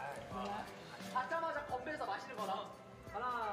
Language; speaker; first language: Japanese; non-native, learner; Korean